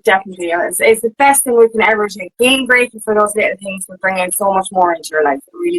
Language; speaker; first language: English; native; English